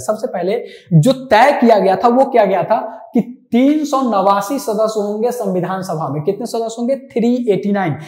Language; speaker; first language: Hindi; non-native, local second language; Maithili